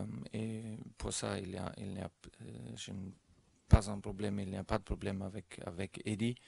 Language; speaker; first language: French; non-native, learner; German